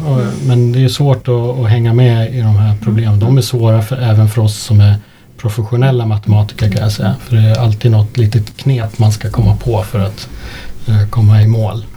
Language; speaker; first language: Swedish; early bilingual, other home language; English